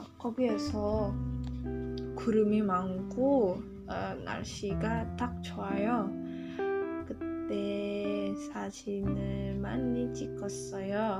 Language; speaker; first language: Korean; non-native, learner; Indonesian